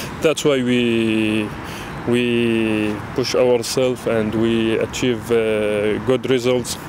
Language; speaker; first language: English; non-native, learner; Arabic